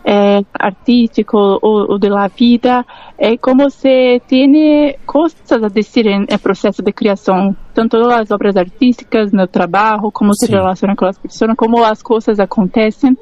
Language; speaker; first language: Spanish; non-native, learner; Portuguese